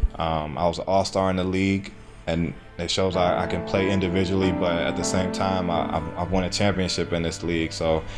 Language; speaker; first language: English; native; English